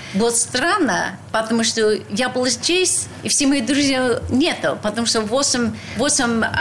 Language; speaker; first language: Russian; non-native, fluent; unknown